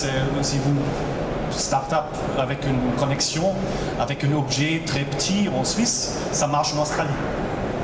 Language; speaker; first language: French; non-native, local second language; German